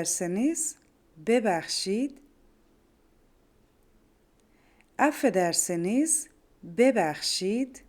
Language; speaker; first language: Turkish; non-native, fluent; Persian